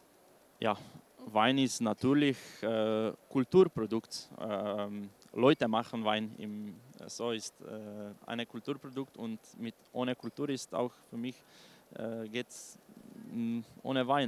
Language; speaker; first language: German; non-native, learner; Slovenian